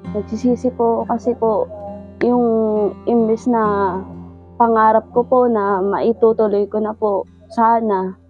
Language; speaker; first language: Filipino; non-native, local second language; Bikol